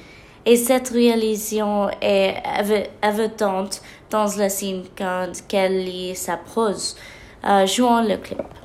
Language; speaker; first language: French; non-native, learner; English